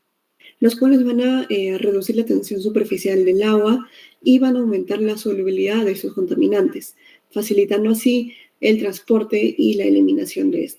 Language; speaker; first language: Spanish; native; Spanish